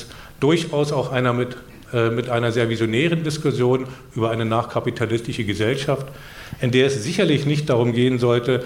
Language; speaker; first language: German; native; German